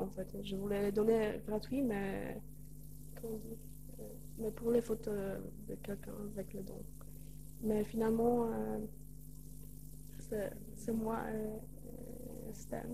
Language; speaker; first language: French; non-native, learner; Polish